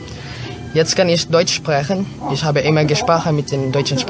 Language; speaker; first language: German; non-native, learner; Filipino